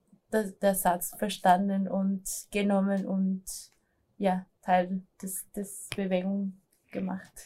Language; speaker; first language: German; non-native, fluent; Spanish